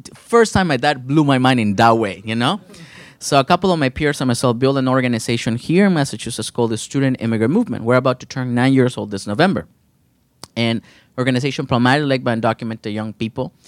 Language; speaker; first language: English; early bilingual, other home language; Spanish